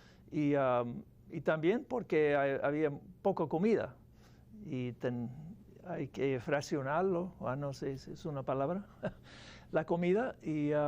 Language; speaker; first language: Spanish; non-native, fluent; English